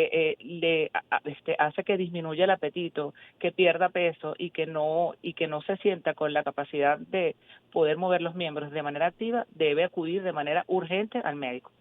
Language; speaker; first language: Spanish; native; Spanish